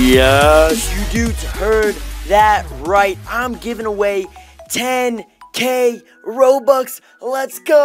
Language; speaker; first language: English; native; English